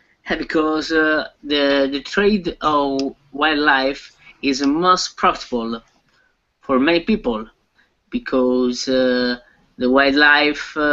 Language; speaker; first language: English; non-native, learner; Italian